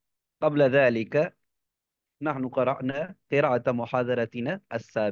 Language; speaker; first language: Arabic; non-native, fluent; Urdu